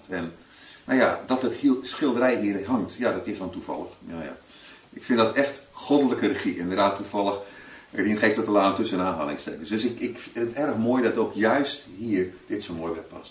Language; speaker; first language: Dutch; native; Dutch